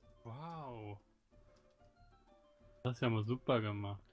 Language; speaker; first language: German; native; German